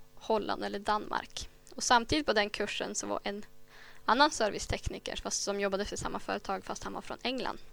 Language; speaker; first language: Swedish; native; Swedish